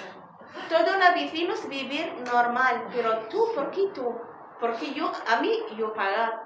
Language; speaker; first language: Spanish; non-native, learner; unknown